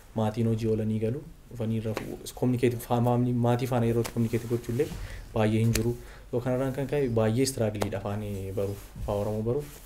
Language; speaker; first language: Oromo; non-native, local second language; Amharic